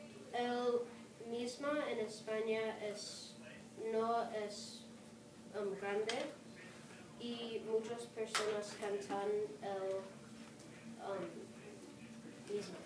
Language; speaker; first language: Spanish; non-native, learner; English